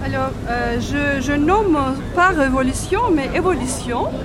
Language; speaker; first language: French; non-native, fluent; Turkish